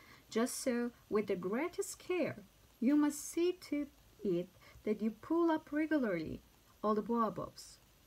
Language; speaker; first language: English; non-native, fluent; Turkish